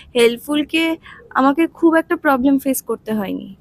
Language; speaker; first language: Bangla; non-native, learner; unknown